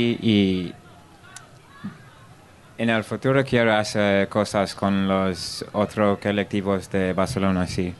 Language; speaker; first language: Spanish; non-native, learner; English